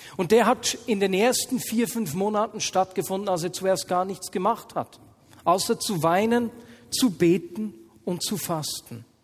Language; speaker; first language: German; native; German